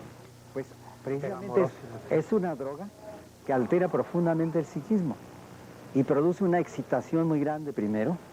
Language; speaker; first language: Spanish; native; Spanish